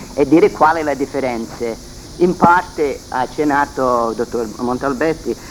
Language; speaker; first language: Italian; non-native, fluent; English